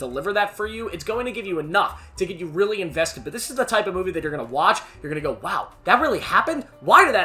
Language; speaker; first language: English; native; English